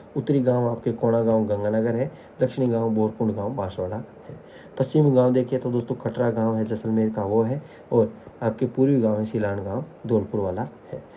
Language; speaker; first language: Hindi; native; Hindi